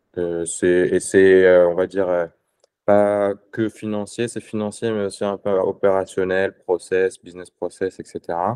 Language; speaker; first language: French; non-native, local second language; Arabic